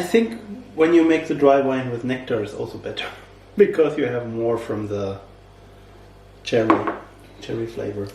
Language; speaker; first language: English; non-native, learner; German